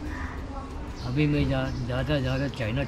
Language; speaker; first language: Hindi; non-native, local second language; Chinese